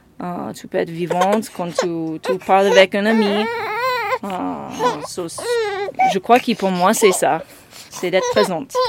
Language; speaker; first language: French; non-native, fluent; English